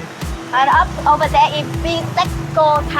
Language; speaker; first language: English; non-native, learner; Vietnamese